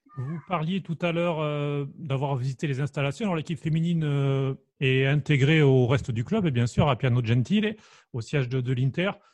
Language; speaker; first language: French; native; French